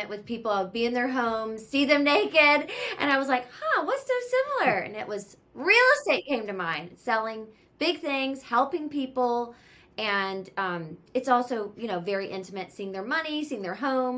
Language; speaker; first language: English; native; English